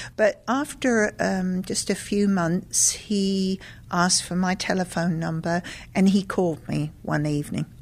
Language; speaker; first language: English; native; English